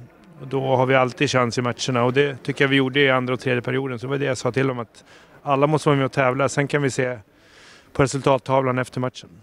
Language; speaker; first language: Swedish; native; Swedish